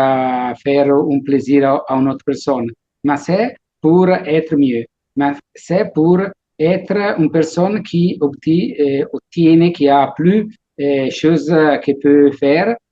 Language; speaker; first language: French; non-native, learner; Italian